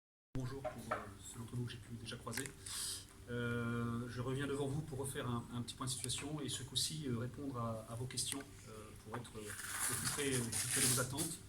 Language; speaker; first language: French; native; French